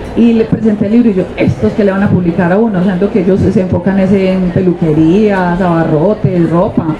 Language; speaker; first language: Spanish; native; Spanish